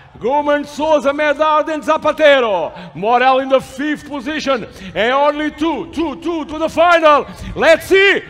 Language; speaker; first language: English; non-native, learner; Portuguese